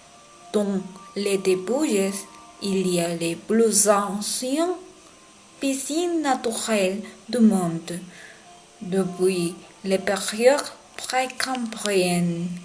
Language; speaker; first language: French; non-native, learner; Spanish